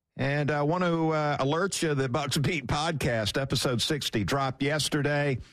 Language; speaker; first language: English; native; English